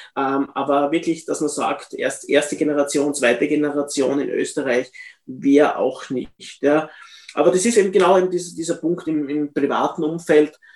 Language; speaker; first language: German; native; German